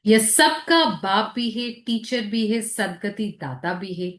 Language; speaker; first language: Hindi; non-native, local second language; Telugu